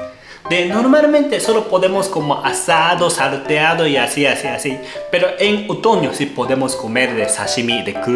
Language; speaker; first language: Spanish; non-native, learner; Japanese